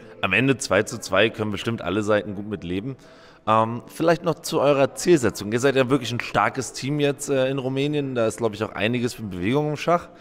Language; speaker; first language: German; native; German